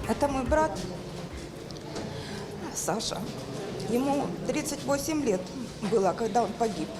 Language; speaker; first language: Ukrainian; non-native, local second language; Russian